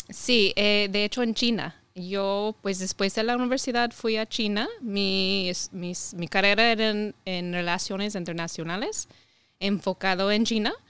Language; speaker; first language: Spanish; non-native, fluent; English